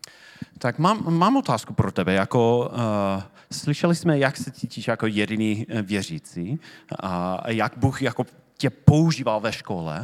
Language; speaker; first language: Czech; non-native, fluent; English